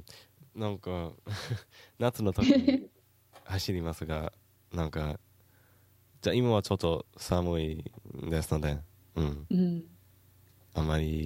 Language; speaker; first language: Japanese; non-native, learner; English